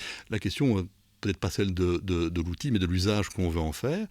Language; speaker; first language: French; native; French